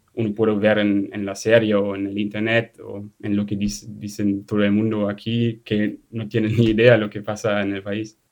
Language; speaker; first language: Spanish; non-native, fluent; German